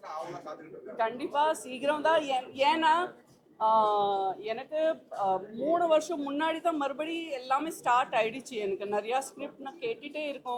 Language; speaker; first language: Tamil; non-native, fluent; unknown